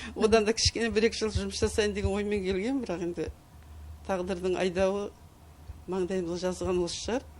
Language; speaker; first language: Kazakh; non-native, local second language; Uyghur